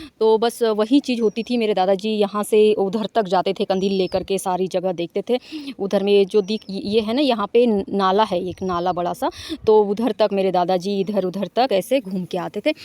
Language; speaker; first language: Hindi; non-native, local second language; Marathi